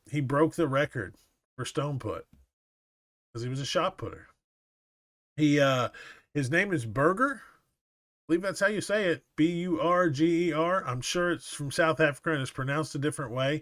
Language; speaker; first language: English; native; English